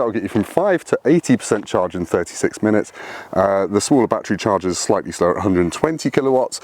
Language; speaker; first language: English; native; English